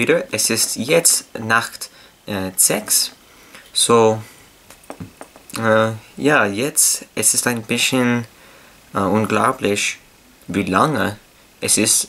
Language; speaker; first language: German; non-native, learner; English